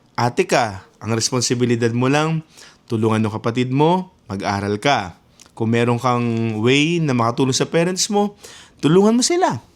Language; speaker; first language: Filipino; non-native, local second language; Hiligaynon